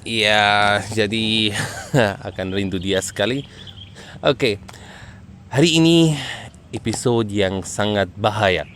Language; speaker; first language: Indonesian; non-native, learner; Arabic